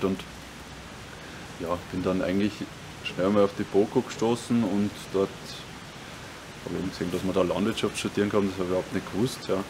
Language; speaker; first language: German; native; German